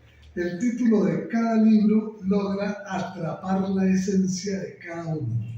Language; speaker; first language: Spanish; native; Spanish